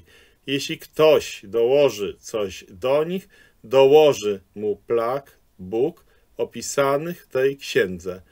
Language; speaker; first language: Polish; native; Polish